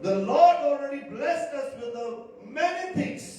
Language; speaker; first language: English; non-native, local second language; Tamil